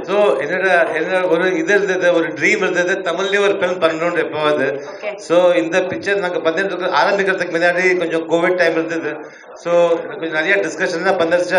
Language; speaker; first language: Tamil; early bilingual, heritage; Tamil